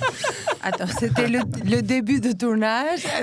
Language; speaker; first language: French; non-native, fluent; Albanian